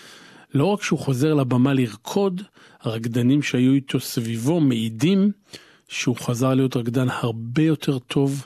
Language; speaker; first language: Hebrew; native; Hebrew